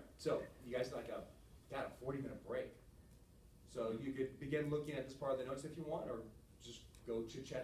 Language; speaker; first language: English; native; English